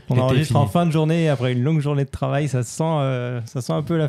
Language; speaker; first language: French; native; French